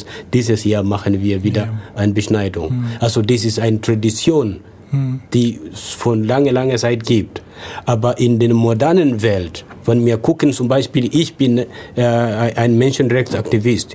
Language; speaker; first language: German; non-native, fluent; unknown